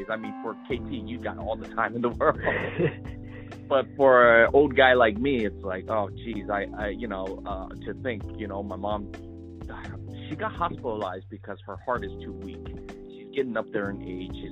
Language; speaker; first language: English; native; English